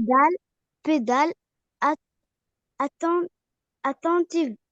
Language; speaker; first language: French; non-native, learner; Arabic